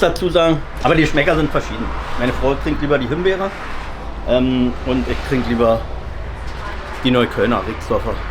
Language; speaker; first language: German; native; German